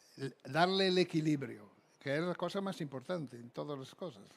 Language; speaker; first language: Spanish; non-native, fluent; Italian